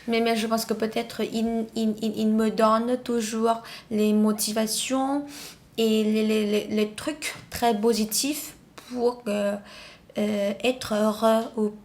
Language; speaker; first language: French; non-native, learner; Vietnamese